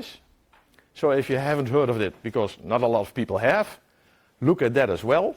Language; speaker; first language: English; non-native, fluent; Dutch